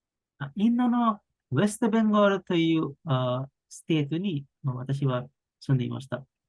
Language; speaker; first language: Japanese; non-native, learner; Bangla